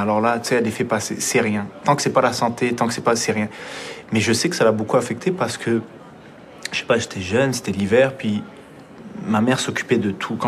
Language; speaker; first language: French; early bilingual, other home language; Arabic